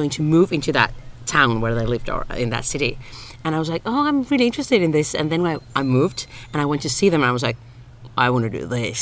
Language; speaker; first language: English; non-native, fluent; Finnish